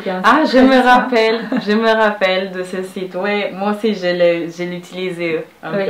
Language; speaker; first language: French; non-native, fluent; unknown